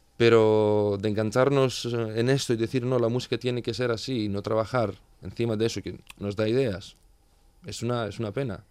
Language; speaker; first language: Spanish; non-native, fluent; Greek